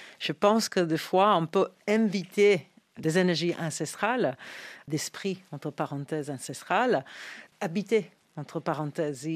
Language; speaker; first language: French; non-native, fluent; English